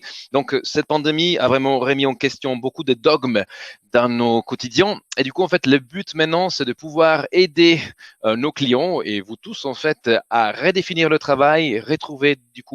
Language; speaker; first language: French; native; French